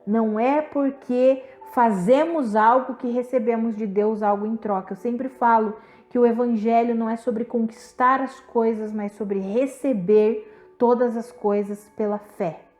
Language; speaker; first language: Portuguese; native; Portuguese